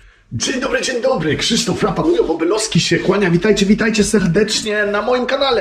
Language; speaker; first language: Polish; native; Polish